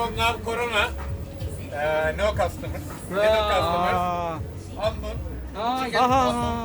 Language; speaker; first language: English; non-native, learner; Turkish